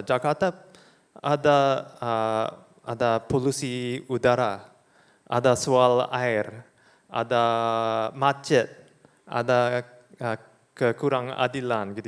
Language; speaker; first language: Indonesian; non-native, fluent; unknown